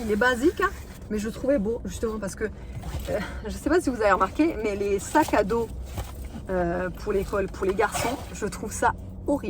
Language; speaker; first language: French; native; French